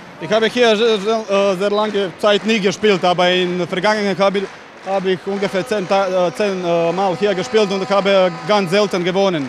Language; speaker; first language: German; non-native, fluent; Croatian